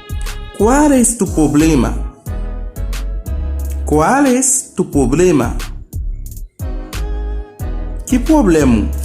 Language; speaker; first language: Spanish; non-native, fluent; Haitian Creole